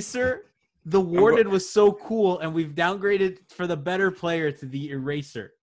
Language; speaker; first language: English; native; English